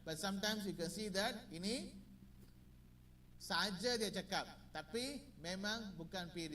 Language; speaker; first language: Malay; non-native, learner; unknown